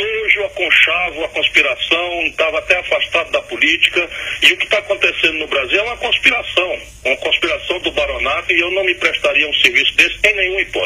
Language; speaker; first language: Portuguese; native; Portuguese